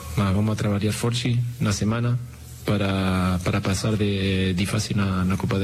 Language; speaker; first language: Portuguese; non-native, learner; Spanish